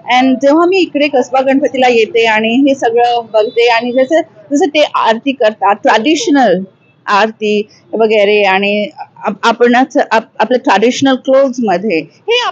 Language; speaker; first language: Marathi; early bilingual, heritage; Marathi